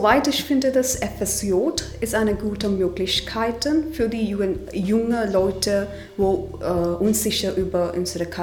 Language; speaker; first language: German; non-native, learner; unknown